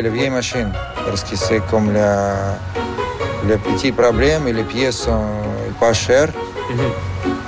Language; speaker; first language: French; non-native, fluent; Russian